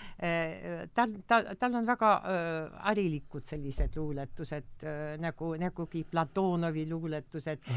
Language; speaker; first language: Estonian; non-native, local second language; Russian